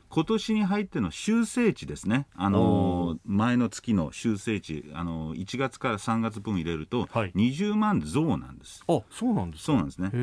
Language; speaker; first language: Japanese; non-native, fluent; English